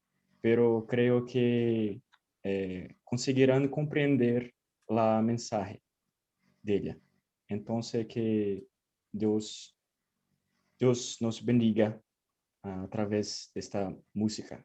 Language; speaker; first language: Spanish; non-native, learner; Portuguese